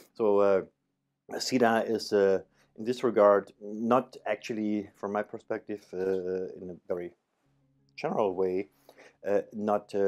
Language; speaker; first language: English; non-native, fluent; German